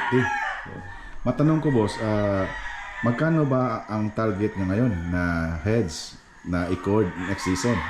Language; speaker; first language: Filipino; native; Filipino